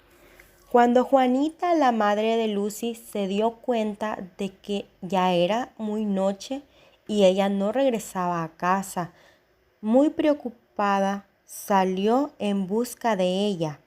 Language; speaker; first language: Spanish; native; Spanish